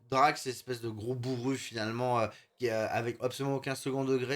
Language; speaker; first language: French; native; French